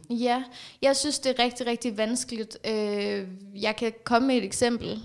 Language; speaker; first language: Danish; early bilingual, other home language; Persian